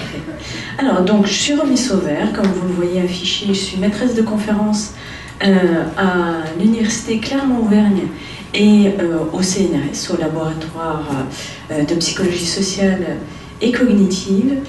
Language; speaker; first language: French; native; French